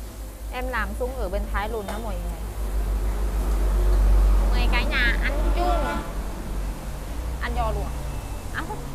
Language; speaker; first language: Vietnamese; non-native, fluent; Thai